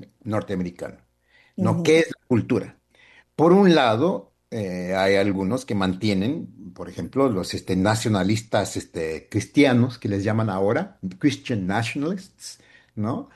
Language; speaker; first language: Spanish; early bilingual, heritage; Spanish